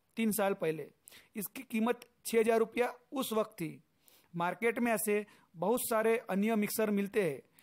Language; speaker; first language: Hindi; non-native, local second language; Gujarati